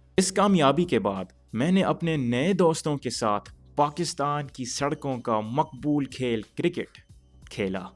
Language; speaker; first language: Urdu; early bilingual, heritage; Urdu